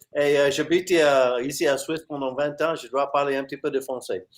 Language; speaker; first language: French; non-native, fluent; English